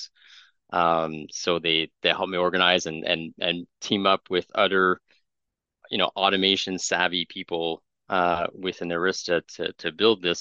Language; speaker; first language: English; non-native, fluent; French